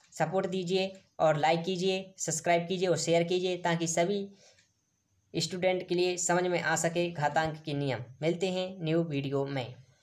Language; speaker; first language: Hindi; native; Hindi